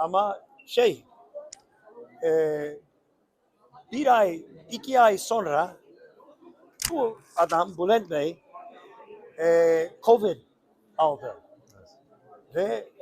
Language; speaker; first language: Turkish; non-native, learner; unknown